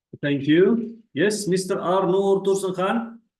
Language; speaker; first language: English; non-native, fluent; Kazakh